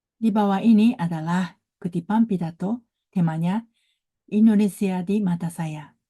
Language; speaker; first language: Indonesian; non-native, learner; Japanese